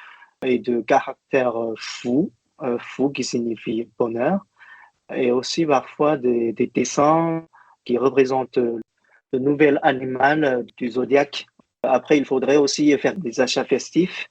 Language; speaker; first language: French; non-native, fluent; Chinese